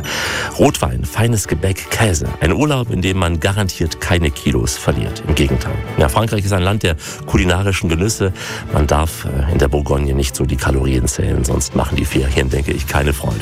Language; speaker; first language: German; native; German